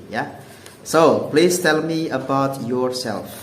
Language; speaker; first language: English; non-native, learner; Indonesian